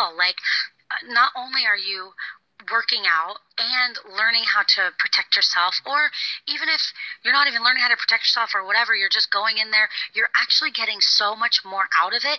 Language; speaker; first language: English; native; English